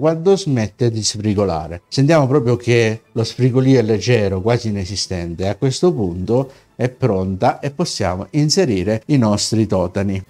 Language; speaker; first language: Italian; native; Italian